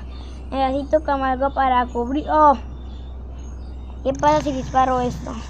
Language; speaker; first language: Spanish; native; Spanish